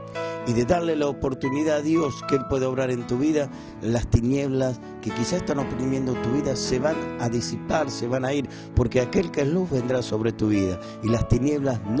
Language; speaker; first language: Spanish; native; Spanish